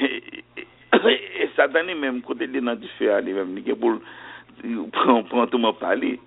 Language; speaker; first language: French; non-native, local second language; Haitian Creole